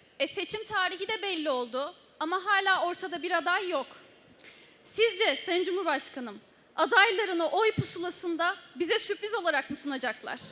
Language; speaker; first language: Turkish; native; Turkish